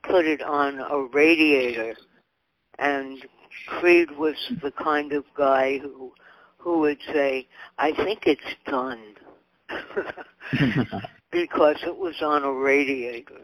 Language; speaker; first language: English; native; English